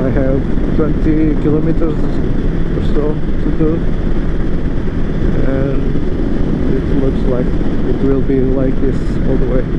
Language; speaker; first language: English; non-native, fluent; Portuguese